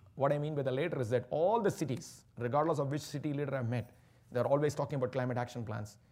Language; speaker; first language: English; non-native, local second language; Tamil